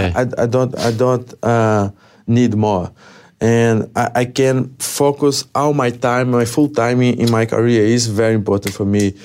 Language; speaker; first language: English; non-native, learner; Portuguese